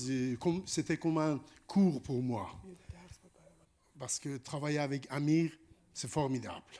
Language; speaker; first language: French; non-native, learner; Persian